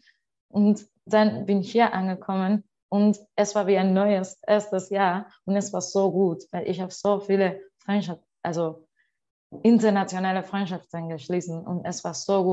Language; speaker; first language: German; non-native, learner; Spanish